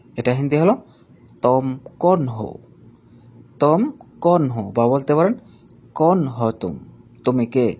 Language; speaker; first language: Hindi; non-native, fluent; Bangla